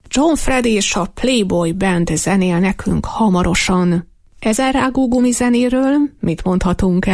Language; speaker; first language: Hungarian; native; Hungarian